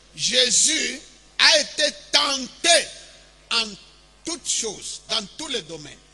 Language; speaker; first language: French; non-native, local second language; Swahili